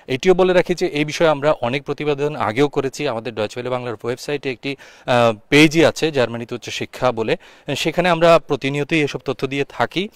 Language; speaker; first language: Bangla; native; Bangla